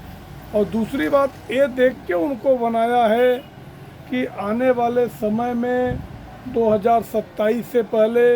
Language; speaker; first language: Hindi; native; Hindi